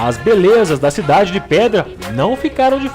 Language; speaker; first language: Portuguese; native; Portuguese